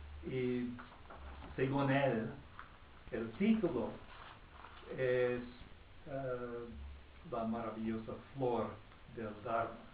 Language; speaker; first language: Spanish; non-native, fluent; English